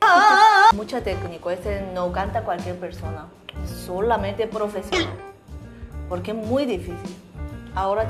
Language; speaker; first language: Spanish; non-native, learner; Korean